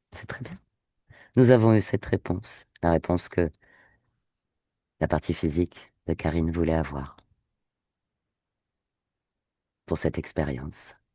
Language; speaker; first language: French; native; French